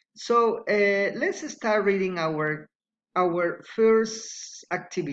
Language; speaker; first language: English; non-native, fluent; Spanish